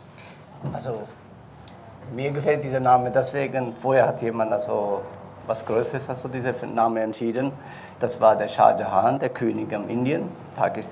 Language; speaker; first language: German; non-native, fluent; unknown